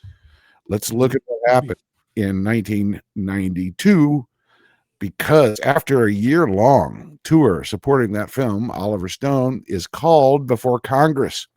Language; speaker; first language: English; native; English